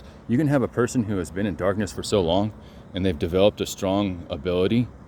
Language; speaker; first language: English; native; English